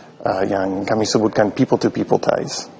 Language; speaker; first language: Indonesian; non-native, fluent; English